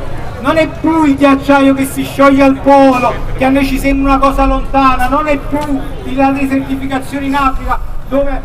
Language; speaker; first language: Italian; native; Italian